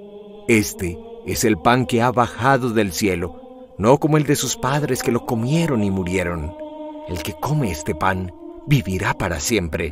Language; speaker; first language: Spanish; native; Spanish